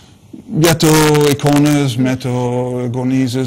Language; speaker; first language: Greek; non-native, learner; English